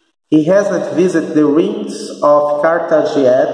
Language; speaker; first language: English; non-native, fluent; Portuguese